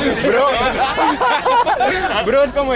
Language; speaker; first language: Portuguese; non-native, learner; Greek